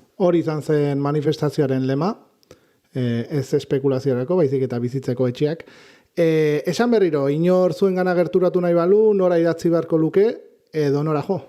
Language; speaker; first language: Basque; native; Basque